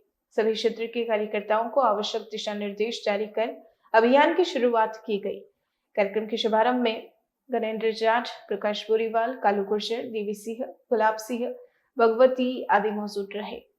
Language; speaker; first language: Hindi; native; Hindi